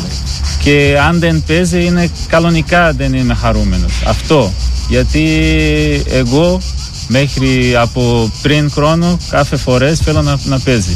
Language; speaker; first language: Greek; non-native, learner; Portuguese